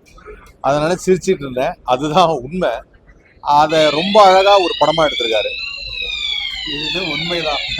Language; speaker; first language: Tamil; native; Tamil